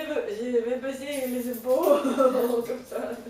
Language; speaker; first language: French; non-native, learner; Spanish